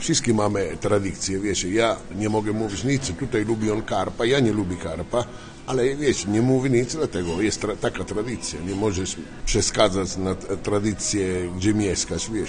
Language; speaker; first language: Polish; non-native, learner; Italian